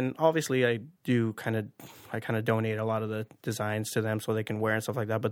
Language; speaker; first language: English; native; English